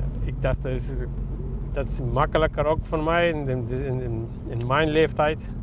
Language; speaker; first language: Dutch; non-native, learner; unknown